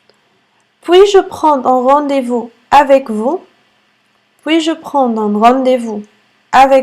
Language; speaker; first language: French; non-native, fluent; Arabic